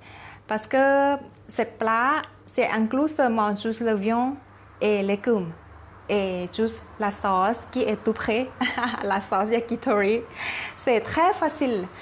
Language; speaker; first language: French; non-native, learner; Thai